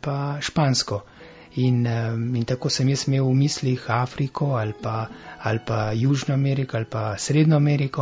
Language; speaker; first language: Slovenian; early bilingual, heritage; Slovenian